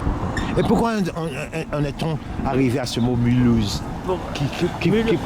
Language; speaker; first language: French; non-native, local second language; Haitian Creole